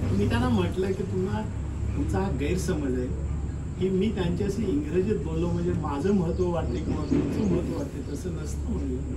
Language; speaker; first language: Marathi; native; Marathi